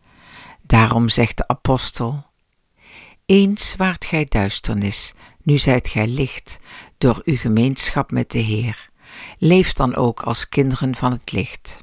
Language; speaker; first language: Dutch; native; Dutch